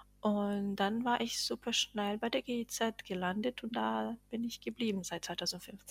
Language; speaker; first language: German; non-native, fluent; Bosnian